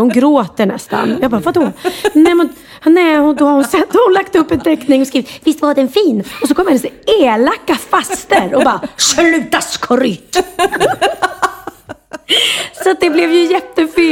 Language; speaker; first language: Swedish; native; Swedish